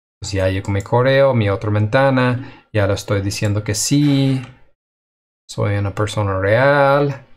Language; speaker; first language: Spanish; non-native, fluent; English